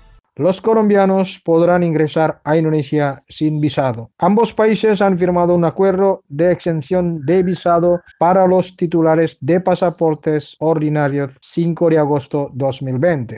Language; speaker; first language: Spanish; non-native, fluent; Indonesian